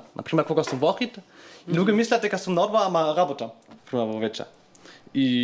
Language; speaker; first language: Macedonian; non-native, learner; German